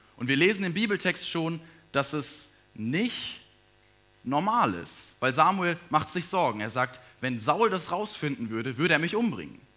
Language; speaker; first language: German; native; German